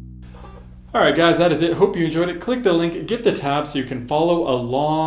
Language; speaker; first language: English; native; English